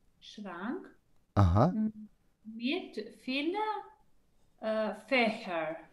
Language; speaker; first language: German; non-native, learner; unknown